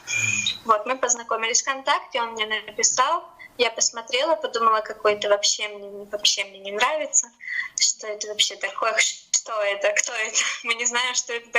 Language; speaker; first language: Russian; native; Russian